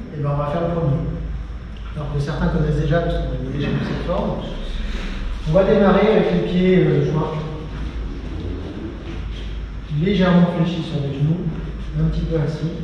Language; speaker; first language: French; native; French